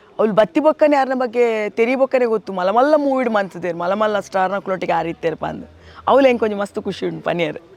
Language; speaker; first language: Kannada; native; Kannada